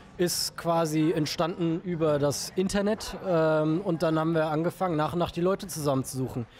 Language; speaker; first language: German; native; German